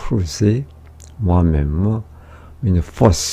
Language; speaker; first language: French; non-native, fluent; Korean